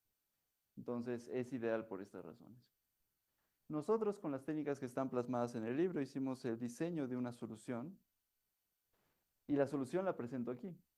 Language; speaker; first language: Spanish; native; Spanish